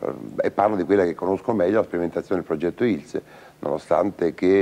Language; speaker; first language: Italian; native; Italian